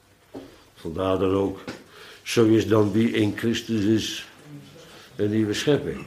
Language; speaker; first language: Dutch; native; Dutch